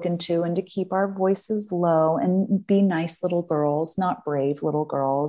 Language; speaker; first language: English; native; English